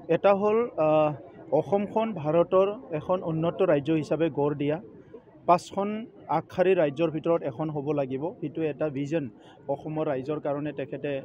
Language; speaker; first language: Assamese; non-native, local second language; Bodo